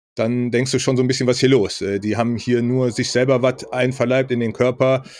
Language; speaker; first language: German; native; German